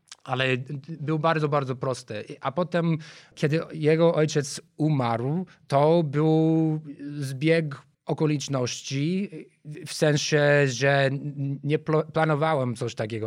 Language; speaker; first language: Polish; non-native, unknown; English